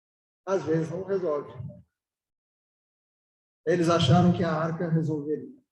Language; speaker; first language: Portuguese; native; Portuguese